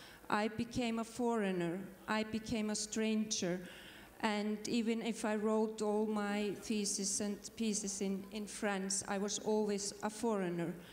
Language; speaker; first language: English; non-native, fluent; Icelandic